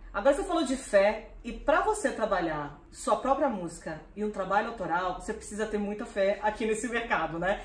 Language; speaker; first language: Portuguese; native; Portuguese